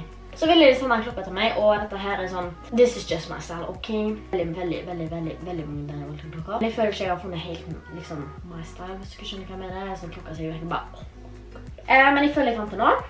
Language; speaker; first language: Norwegian; native; Norwegian